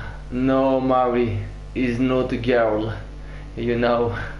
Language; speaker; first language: English; non-native, learner; French